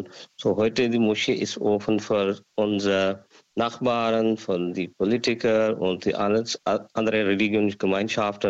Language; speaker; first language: German; non-native, learner; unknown